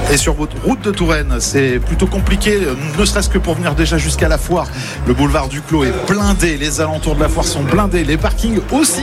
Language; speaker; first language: French; native; French